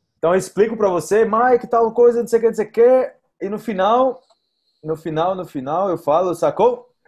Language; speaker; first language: Portuguese; native; Portuguese